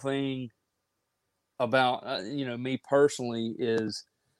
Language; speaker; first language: English; native; English